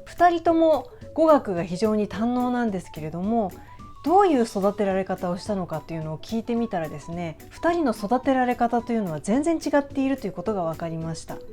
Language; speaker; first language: Japanese; native; Japanese